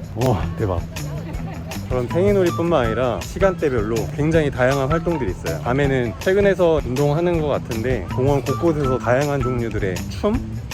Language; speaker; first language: Korean; native; Korean